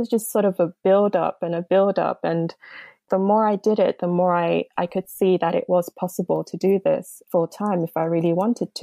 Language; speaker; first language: English; non-native, local second language; Yoruba